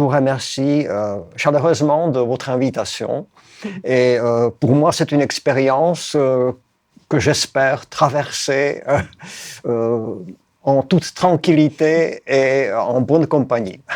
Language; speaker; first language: French; non-native, fluent; Czech